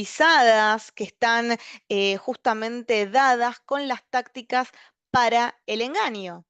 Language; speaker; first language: Spanish; native; Spanish